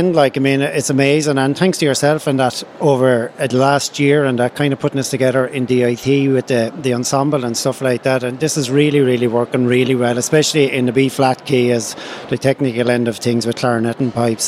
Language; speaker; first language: English; native; English